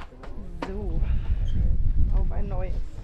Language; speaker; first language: German; native; German